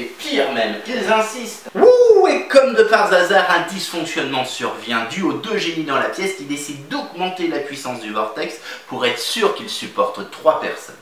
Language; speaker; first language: French; native; French